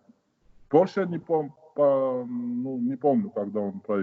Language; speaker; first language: Russian; non-native, fluent; Georgian